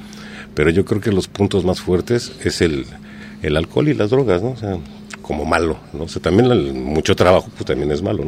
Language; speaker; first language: Spanish; native; Spanish